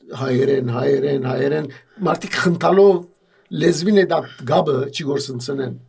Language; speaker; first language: Armenian; early bilingual, heritage; Armenian